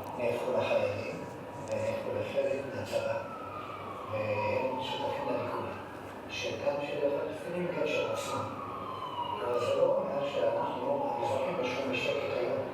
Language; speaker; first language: Hebrew; native; Hebrew